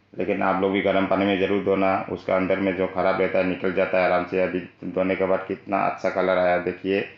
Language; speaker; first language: Hindi; non-native, local second language; Manipuri